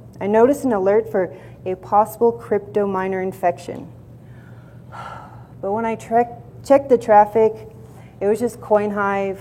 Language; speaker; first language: English; native; English